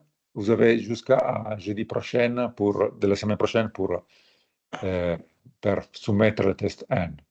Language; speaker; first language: French; non-native, fluent; Italian